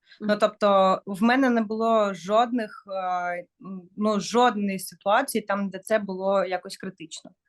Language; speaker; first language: Ukrainian; non-native, local second language; Russian